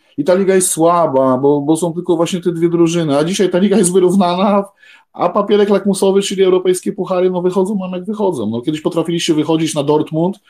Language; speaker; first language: Polish; native; Polish